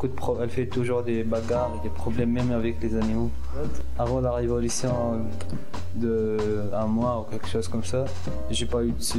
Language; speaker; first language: French; non-native, local second language; Arabic